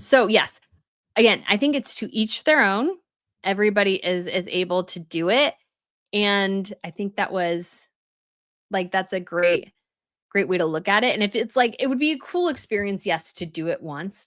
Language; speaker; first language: English; native; English